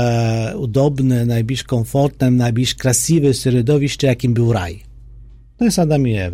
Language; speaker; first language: Polish; non-native, fluent; Ukrainian